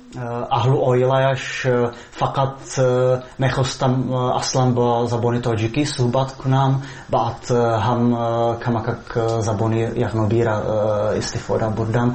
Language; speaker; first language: Tajik; non-native, fluent; Czech